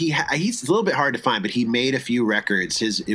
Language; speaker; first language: English; native; English